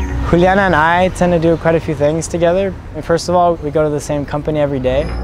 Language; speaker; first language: English; early bilingual, other home language; Spanish